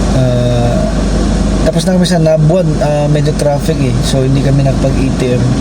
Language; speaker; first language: Filipino; non-native, local second language; Cebuano